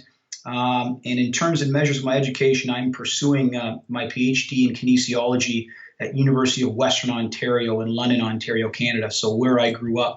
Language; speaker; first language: English; native; English